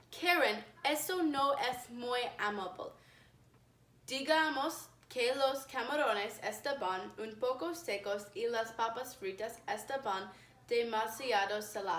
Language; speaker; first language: Spanish; non-native, learner; English